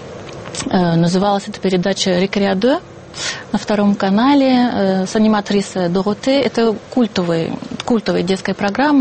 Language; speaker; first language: Russian; non-native, fluent; French